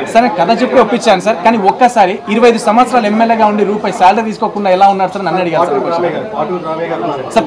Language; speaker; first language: Telugu; native; Telugu